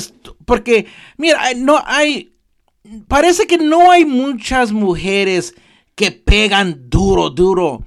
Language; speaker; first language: Spanish; early bilingual, heritage; Spanish